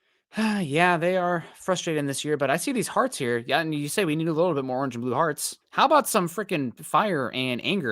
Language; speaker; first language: English; native; English